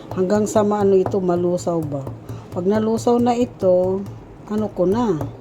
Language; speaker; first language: Filipino; non-native, local second language; Iloko